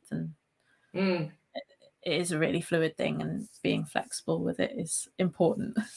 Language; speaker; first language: English; native; English